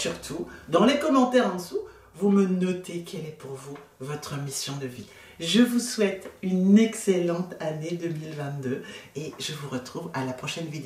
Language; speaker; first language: French; native; French